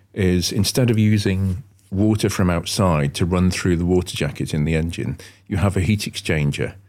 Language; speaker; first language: English; native; English